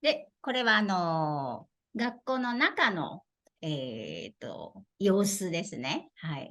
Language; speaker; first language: Japanese; non-native, fluent; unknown